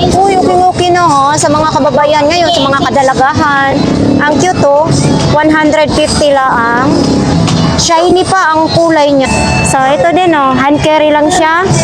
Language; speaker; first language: Filipino; non-native, local second language; Cebuano